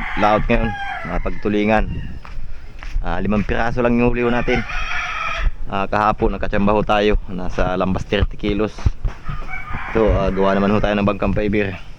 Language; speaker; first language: Filipino; non-native, local second language; Bikol